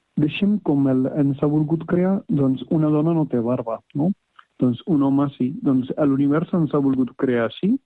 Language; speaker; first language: Catalan; non-native, fluent; Punjabi